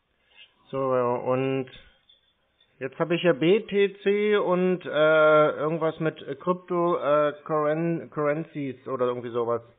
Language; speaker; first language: German; native; German